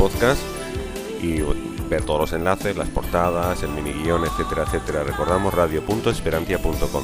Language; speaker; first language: Spanish; native; Spanish